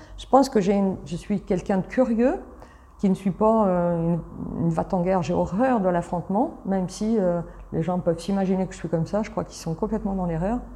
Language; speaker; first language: French; early bilingual, other home language; Italian